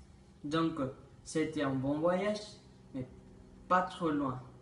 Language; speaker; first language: French; non-native, learner; Spanish